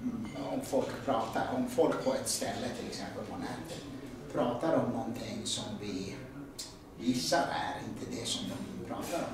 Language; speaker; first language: Swedish; non-native, fluent; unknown